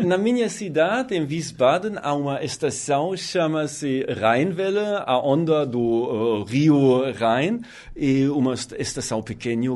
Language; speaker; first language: Portuguese; non-native, learner; German